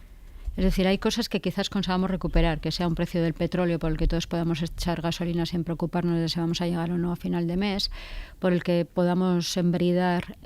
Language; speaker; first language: Spanish; native; Spanish